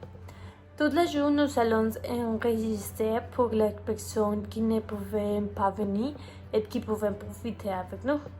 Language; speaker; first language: French; non-native, learner; Spanish